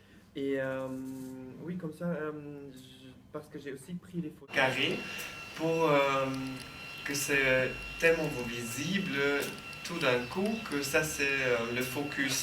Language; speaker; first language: French; non-native, learner; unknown